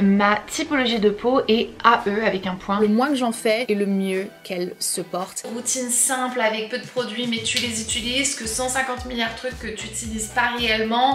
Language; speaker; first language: French; native; French